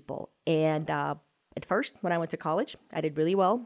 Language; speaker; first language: English; non-native, fluent; Russian